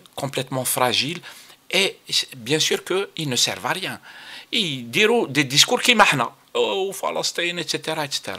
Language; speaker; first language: French; non-native, local second language; Arabic